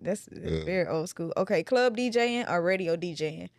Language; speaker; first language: English; native; English